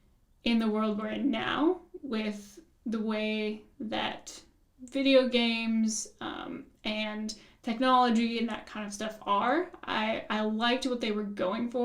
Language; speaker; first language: English; native; English